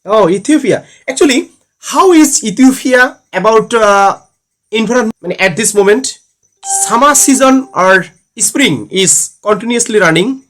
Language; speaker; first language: English; non-native, learner; Bangla